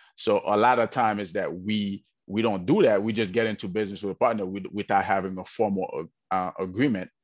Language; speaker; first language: English; early bilingual, heritage; English